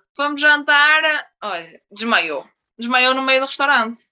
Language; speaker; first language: Portuguese; native; Portuguese